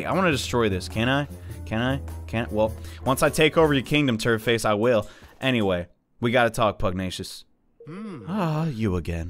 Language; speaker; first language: English; native; English